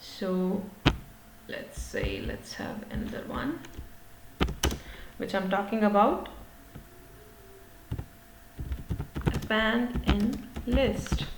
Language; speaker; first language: English; non-native, local second language; Hindi